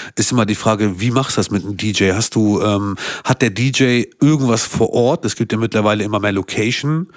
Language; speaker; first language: German; early bilingual, other home language; Albanian